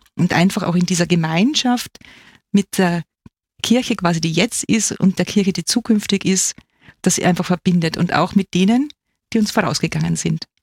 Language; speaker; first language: German; native; German